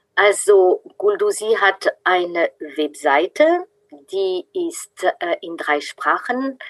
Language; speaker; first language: German; non-native, fluent; French